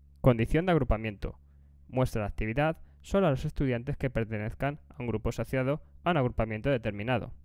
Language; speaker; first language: Spanish; native; Spanish